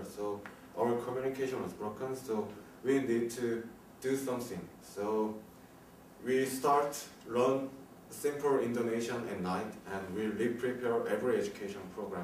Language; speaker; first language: English; non-native, learner; Korean